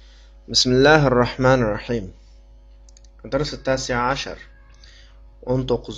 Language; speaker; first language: Arabic; non-native, fluent; Uyghur